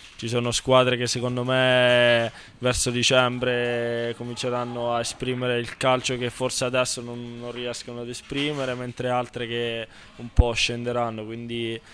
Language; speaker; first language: Italian; native; Italian